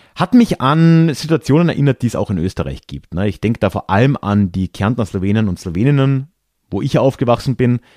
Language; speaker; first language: German; native; German